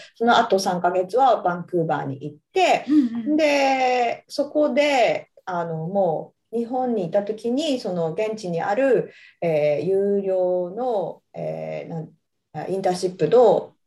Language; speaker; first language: Japanese; native; Japanese